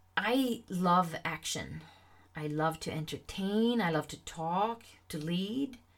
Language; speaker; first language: English; non-native, fluent; Swedish